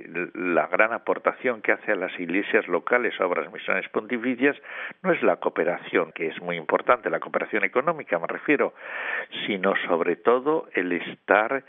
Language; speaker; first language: Spanish; native; Spanish